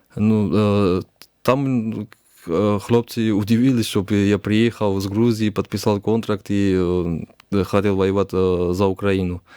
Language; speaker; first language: Ukrainian; non-native, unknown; Georgian